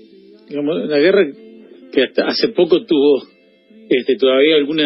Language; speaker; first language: Spanish; native; Spanish